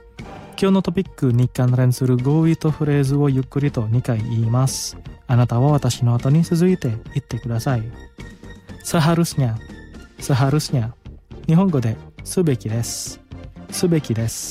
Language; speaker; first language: Japanese; non-native, fluent; Indonesian